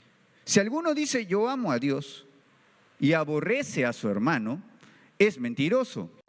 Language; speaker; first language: Spanish; native; Spanish